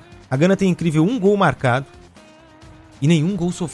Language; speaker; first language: Portuguese; native; Portuguese